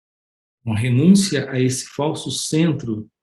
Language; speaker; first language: Portuguese; native; Portuguese